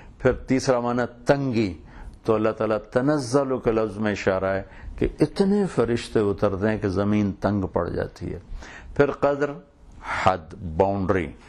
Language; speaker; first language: Urdu; non-native, local second language; Punjabi